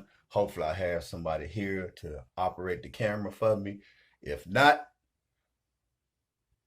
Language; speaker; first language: English; native; English